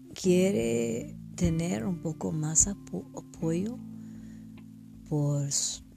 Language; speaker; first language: Spanish; non-native, fluent; French